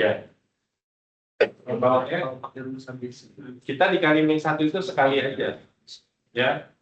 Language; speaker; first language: Indonesian; native; Indonesian